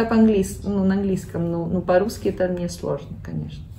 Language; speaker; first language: Russian; early bilingual, heritage; Russian